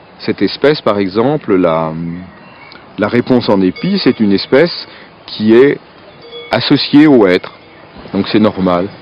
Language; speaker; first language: French; native; French